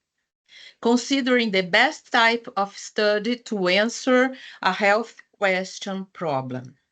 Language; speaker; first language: English; non-native, fluent; Portuguese